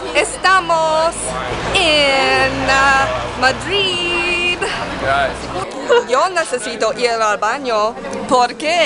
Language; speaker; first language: Spanish; non-native, learner; English